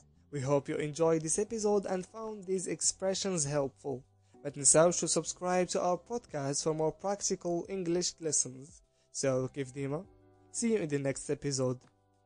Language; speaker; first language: English; non-native, fluent; Arabic